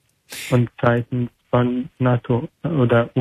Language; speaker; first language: German; non-native, learner; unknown